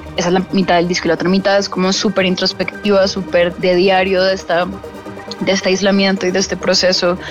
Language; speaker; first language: Spanish; native; Spanish